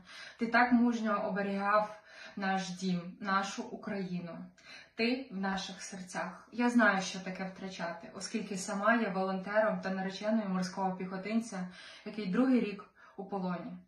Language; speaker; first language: Ukrainian; native; Ukrainian